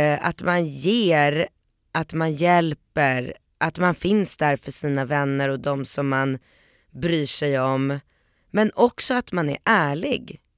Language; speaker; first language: Swedish; early bilingual, other home language; Polish